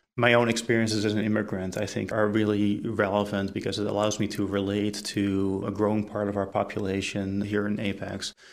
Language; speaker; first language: English; non-native, fluent; Dutch